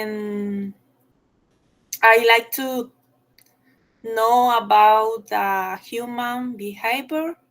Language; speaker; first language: English; non-native, learner; Spanish